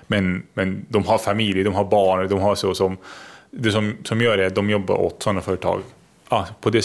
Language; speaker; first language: Swedish; non-native, fluent; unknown